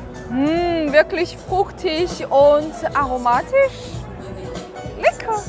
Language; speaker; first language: German; non-native, fluent; Chinese